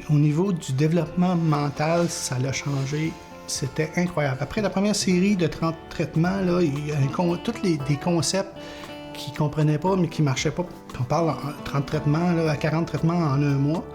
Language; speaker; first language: French; native; French